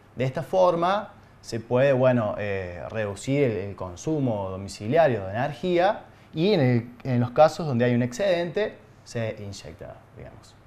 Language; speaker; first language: Spanish; native; Spanish